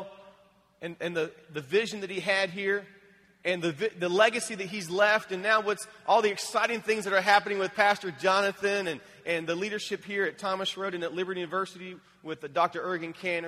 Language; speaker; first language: English; native; English